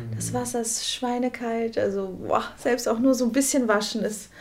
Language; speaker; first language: German; non-native, fluent; Portuguese